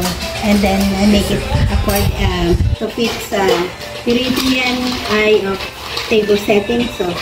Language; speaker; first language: English; non-native, local second language; Filipino